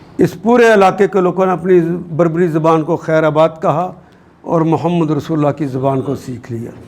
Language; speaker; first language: Urdu; non-native, local second language; Punjabi